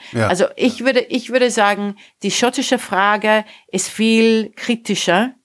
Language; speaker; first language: German; non-native, fluent; English